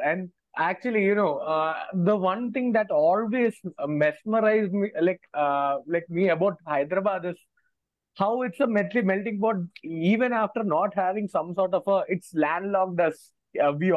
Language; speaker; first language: English; non-native, local second language; Malayalam